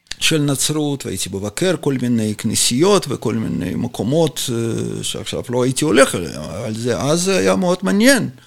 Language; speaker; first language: Hebrew; non-native, fluent; Russian